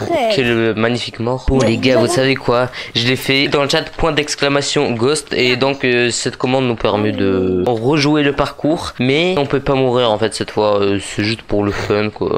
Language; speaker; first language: French; native; French